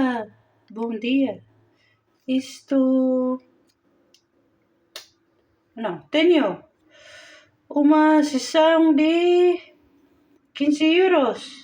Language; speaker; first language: Portuguese; non-native, learner; Filipino